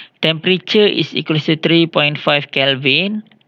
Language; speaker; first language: English; non-native, local second language; Malay